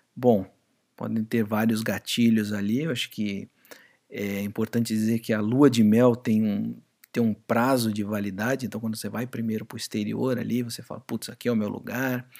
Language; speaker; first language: Portuguese; native; Portuguese